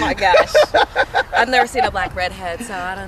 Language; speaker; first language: English; native; English